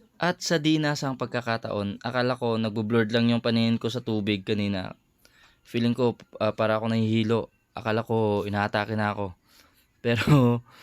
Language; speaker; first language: Filipino; non-native, local second language; Iloko